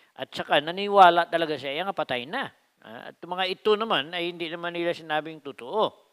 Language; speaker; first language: Filipino; non-native, local second language; Cebuano